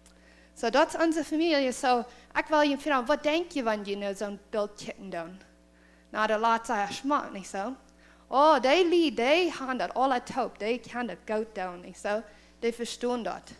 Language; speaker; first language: German; non-native, learner; Plautdietsch